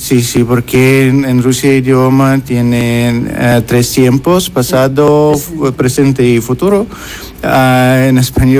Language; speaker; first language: Spanish; non-native, learner; Russian